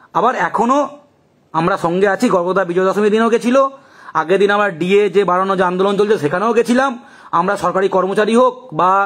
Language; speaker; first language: Bangla; native; Bangla